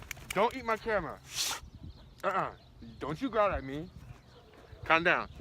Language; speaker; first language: English; native; English